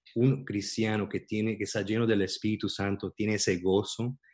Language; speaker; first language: Spanish; early bilingual, heritage; Spanish